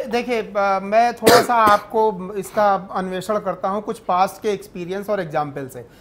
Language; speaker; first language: Hindi; native; Hindi